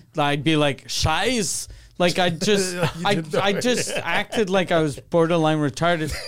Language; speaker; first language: English; native; English